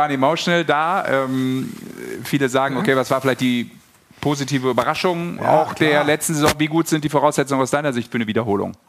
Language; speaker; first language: German; native; German